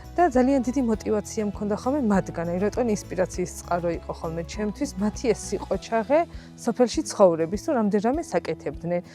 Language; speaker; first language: Georgian; native; Georgian